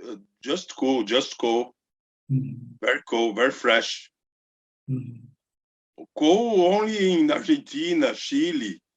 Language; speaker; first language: English; non-native, learner; Portuguese